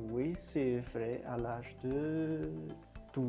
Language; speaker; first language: French; non-native, local second language; Malagasy